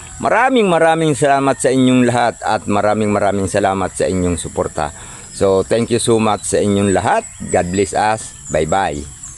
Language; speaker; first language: Filipino; non-native, local second language; Cebuano